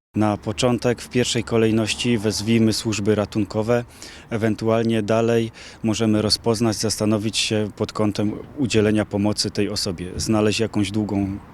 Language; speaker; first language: Polish; native; Polish